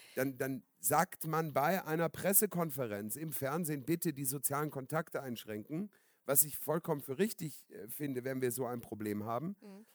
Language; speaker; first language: German; native; German